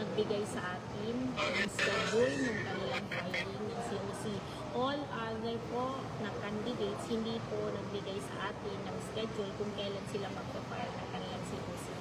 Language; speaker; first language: Filipino; non-native, local second language; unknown